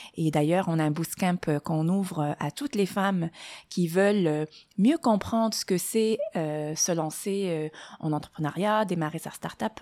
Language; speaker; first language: French; non-native, local second language; Arabic